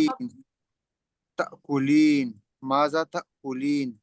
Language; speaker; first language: Arabic; non-native, learner; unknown